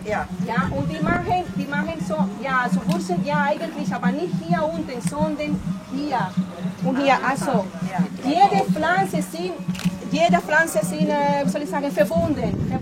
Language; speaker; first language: German; non-native, fluent; French